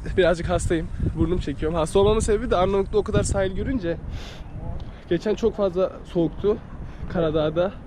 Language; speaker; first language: Turkish; native; Turkish